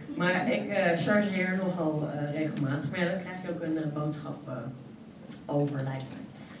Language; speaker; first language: Dutch; early bilingual, other home language; French